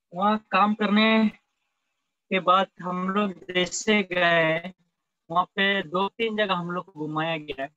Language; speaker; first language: Hindi; native; Hindi